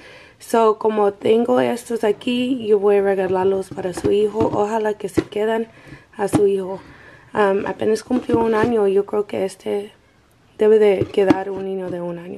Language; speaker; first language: Spanish; non-native, learner; English